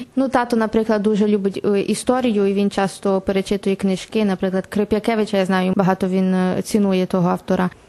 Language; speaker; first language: Ukrainian; native; Ukrainian